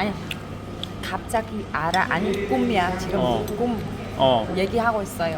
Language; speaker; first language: Korean; non-native, learner; Vietnamese